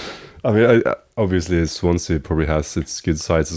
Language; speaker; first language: English; non-native, fluent; Norwegian